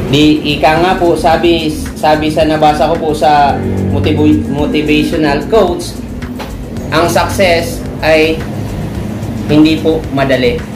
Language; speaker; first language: Filipino; non-native, local second language; Bikol